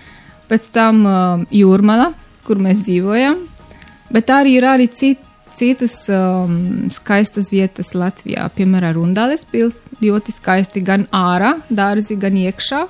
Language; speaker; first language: Latvian; non-native, learner; Romanian